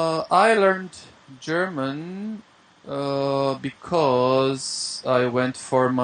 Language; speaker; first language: English; non-native, fluent; Portuguese